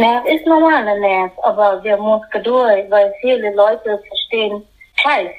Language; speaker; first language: German; non-native, learner; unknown